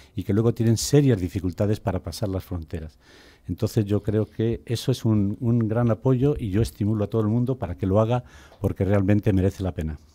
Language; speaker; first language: Spanish; native; Spanish